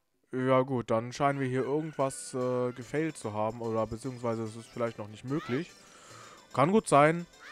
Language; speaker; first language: German; native; German